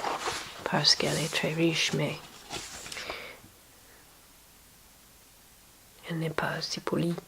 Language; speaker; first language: French; non-native, learner; English